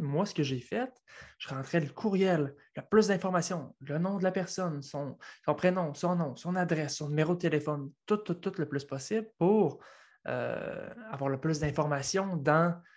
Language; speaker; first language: French; native; French